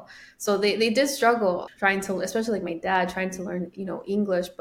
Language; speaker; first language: English; early bilingual, other home language; Spanish